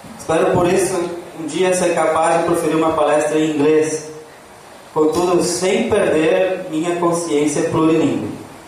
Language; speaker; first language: Portuguese; non-native, local second language; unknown